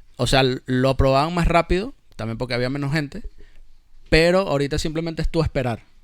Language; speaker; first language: Spanish; native; Spanish